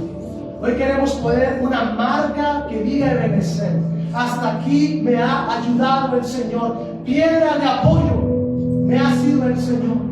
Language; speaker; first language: Spanish; native; Spanish